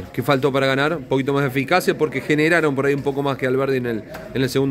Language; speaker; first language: Spanish; native; Spanish